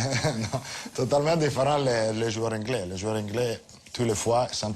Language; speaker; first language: French; non-native, fluent; Italian